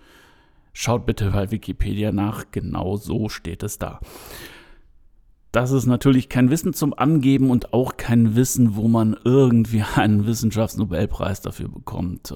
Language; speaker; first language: German; native; German